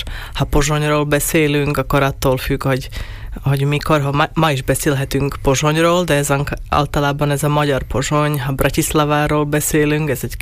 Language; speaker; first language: Hungarian; non-native, local second language; Slovak